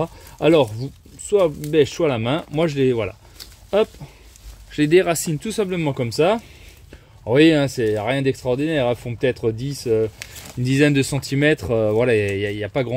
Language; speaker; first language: French; native; French